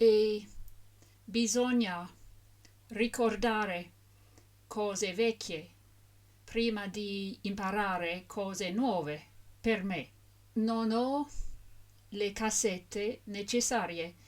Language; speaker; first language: Italian; non-native, fluent; English